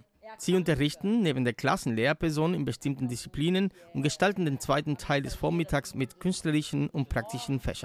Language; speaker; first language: German; native; German